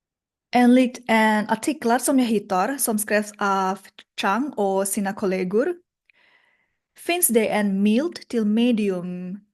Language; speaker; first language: Swedish; non-native, learner; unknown